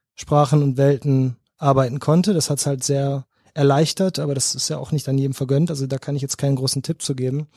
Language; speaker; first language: German; native; German